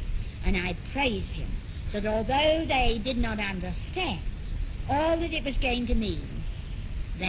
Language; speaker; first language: English; native; English